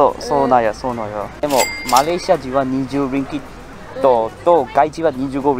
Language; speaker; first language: Japanese; non-native, learner; Malay